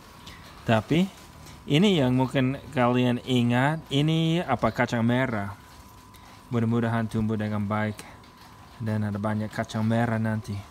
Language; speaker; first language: Indonesian; non-native, fluent; English